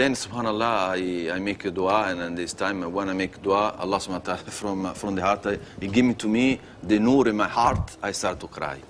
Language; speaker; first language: English; non-native, learner; Italian